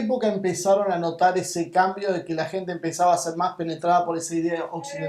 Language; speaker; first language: Spanish; native; Spanish